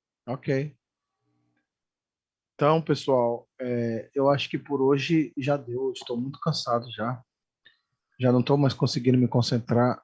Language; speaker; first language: Portuguese; native; Portuguese